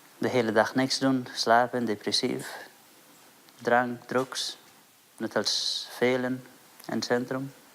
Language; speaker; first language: Dutch; non-native, fluent; Persian